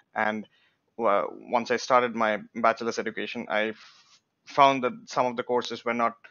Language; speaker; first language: English; non-native, local second language; Bangla